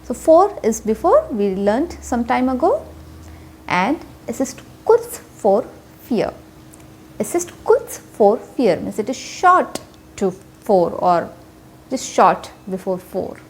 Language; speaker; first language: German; non-native, fluent; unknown